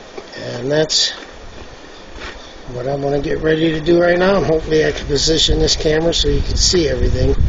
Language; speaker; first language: English; native; English